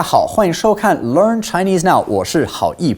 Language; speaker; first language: Chinese; non-native, fluent; English